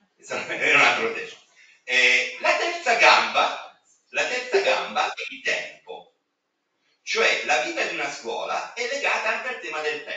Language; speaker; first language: Italian; native; Italian